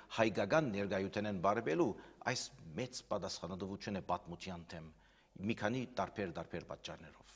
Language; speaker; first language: Armenian; native; Armenian